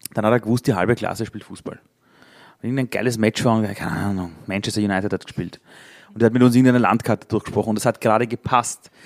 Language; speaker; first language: German; early bilingual, other home language; Persian